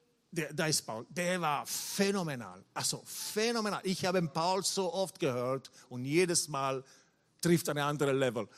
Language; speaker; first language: German; non-native, fluent; Italian